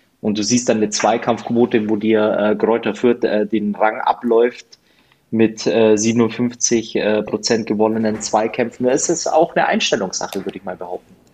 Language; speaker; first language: German; native; German